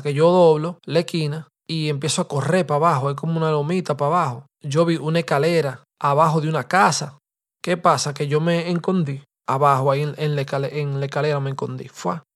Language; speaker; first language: Spanish; early bilingual, heritage; Spanish